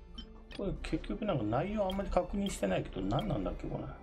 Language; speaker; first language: Japanese; native; Japanese